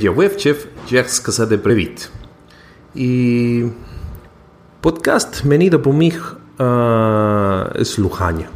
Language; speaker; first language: Ukrainian; non-native, learner; Spanish